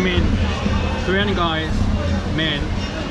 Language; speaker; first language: English; non-native, fluent; Korean